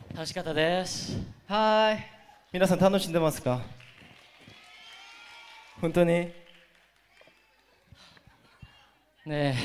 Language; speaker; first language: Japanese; non-native, learner; Korean